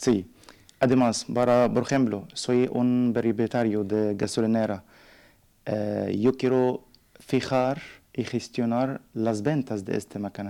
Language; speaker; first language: Spanish; non-native, learner; Arabic